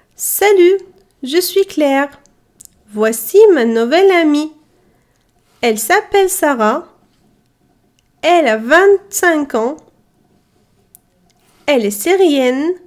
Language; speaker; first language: French; non-native, fluent; Arabic